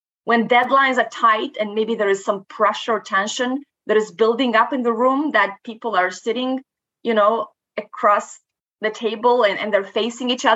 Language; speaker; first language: English; non-native, fluent; Romanian